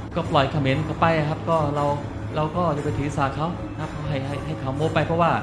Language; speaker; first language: Thai; non-native, local second language; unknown